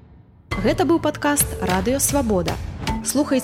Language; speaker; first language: Belarusian; native; Belarusian